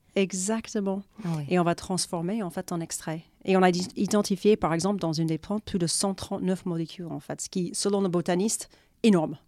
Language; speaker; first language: French; non-native, fluent; English